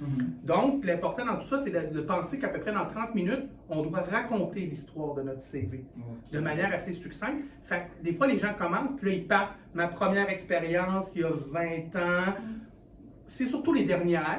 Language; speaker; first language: French; native; French